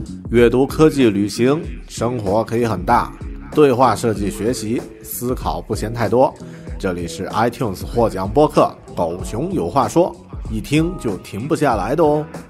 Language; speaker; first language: Chinese; native; Chinese